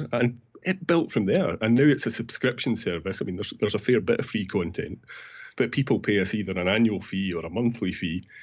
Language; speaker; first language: English; native; English